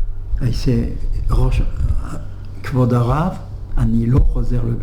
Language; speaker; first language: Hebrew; non-native, fluent; French